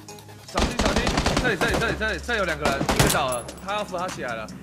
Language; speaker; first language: Chinese; native; Chinese